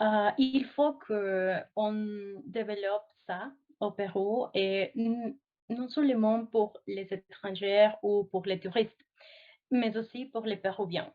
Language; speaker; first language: French; non-native, fluent; Spanish